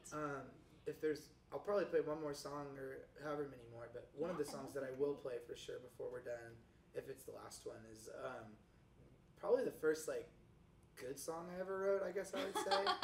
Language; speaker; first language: English; native; English